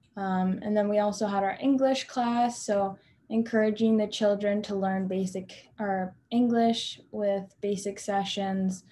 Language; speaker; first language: English; non-native, learner; Spanish